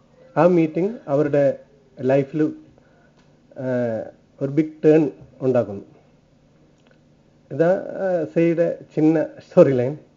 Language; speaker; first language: Tamil; non-native, learner; Malayalam